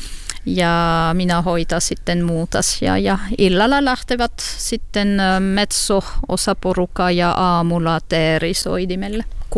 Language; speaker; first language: Finnish; non-native, learner; French